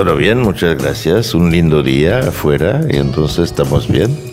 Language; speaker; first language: Spanish; non-native, fluent; French